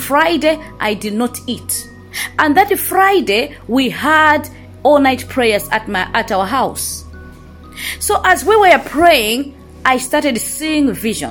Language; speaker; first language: English; non-native, local second language; Nyanja